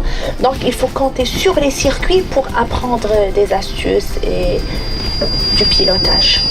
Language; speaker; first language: French; non-native, local second language; Arabic